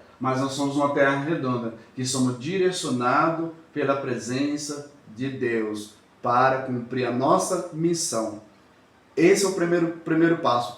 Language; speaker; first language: Portuguese; native; Portuguese